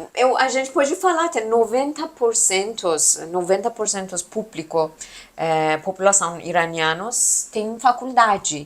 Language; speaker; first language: Portuguese; non-native, fluent; Persian